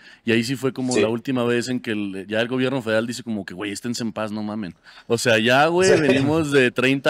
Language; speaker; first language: Spanish; native; Spanish